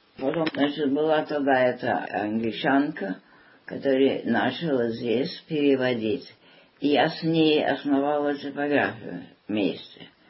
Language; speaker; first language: Russian; early bilingual, heritage; Russian